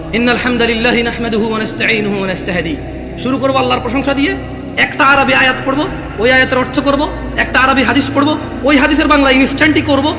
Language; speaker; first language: Bangla; early bilingual, heritage; Bangla